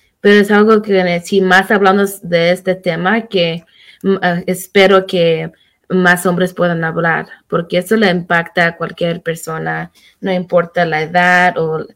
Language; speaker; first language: Spanish; early bilingual, heritage; Spanish